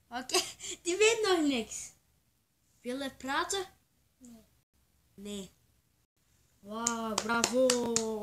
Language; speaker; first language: Dutch; early bilingual, other home language; Turkish